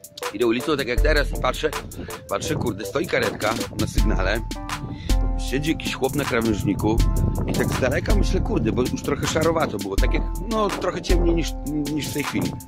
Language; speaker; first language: Polish; native; Polish